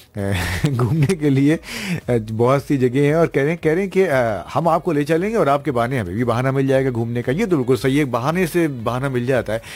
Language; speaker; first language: Hindi; native; Hindi